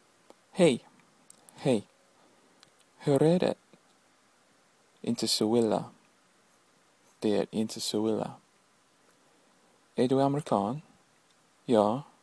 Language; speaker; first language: Swedish; non-native, learner; English